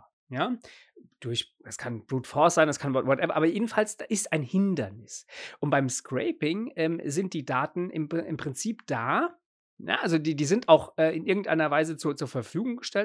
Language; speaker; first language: German; native; German